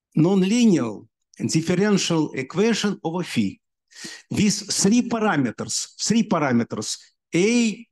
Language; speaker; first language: English; non-native, learner; Russian